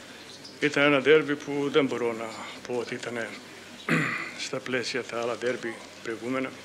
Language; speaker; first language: Greek; non-native, fluent; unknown